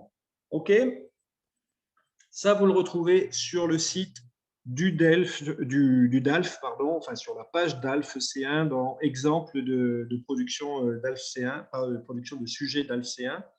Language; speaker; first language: French; native; French